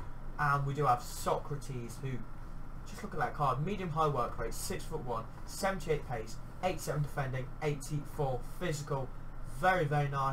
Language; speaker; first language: English; native; English